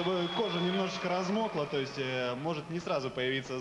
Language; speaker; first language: Russian; native; Russian